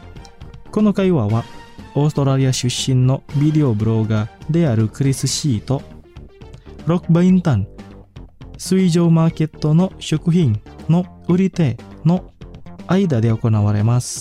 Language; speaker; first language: Japanese; non-native, fluent; Indonesian